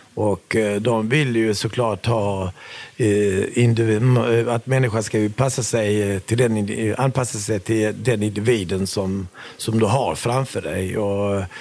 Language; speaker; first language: Swedish; early bilingual, other home language; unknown